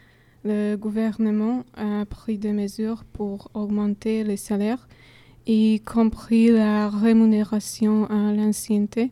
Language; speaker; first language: French; non-native, fluent; Slovak